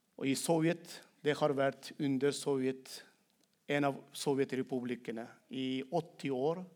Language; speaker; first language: Norwegian; non-native, fluent; Turkmen